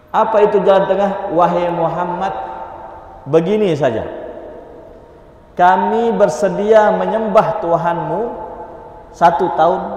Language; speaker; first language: Indonesian; native; Indonesian